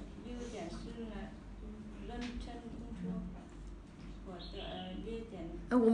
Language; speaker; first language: Chinese; non-native, learner; Vietnamese